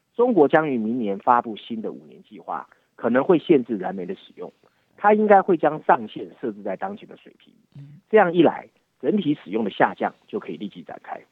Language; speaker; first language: Chinese; native; Chinese